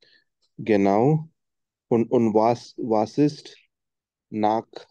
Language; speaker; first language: German; non-native, learner; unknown